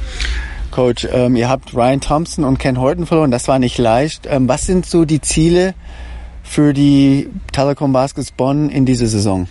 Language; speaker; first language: German; native; German